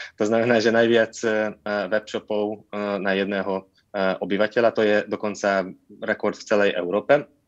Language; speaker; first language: Slovak; non-native, local second language; Hungarian